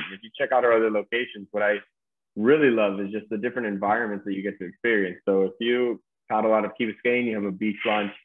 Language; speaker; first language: English; native; English